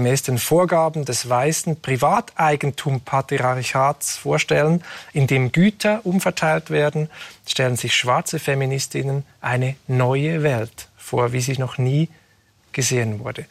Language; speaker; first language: German; native; German